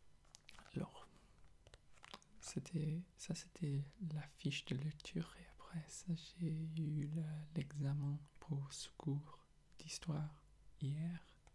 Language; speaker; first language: French; non-native, fluent; English